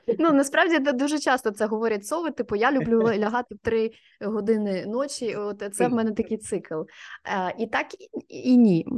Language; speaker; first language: Ukrainian; non-native, local second language; Russian